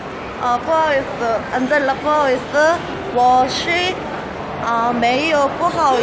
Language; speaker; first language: Chinese; non-native, learner; Korean